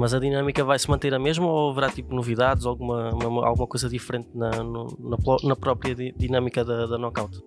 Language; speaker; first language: Portuguese; native; Portuguese